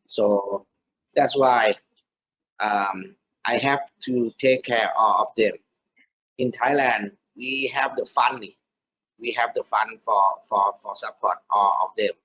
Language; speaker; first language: English; non-native, learner; Thai